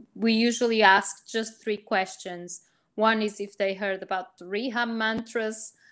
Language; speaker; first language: English; non-native, fluent; Portuguese